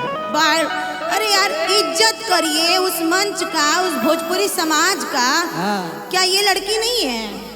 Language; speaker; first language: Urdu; non-native, local second language; Bhojpuri